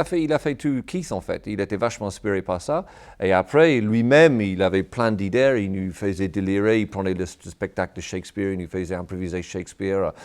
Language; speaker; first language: French; non-native, fluent; English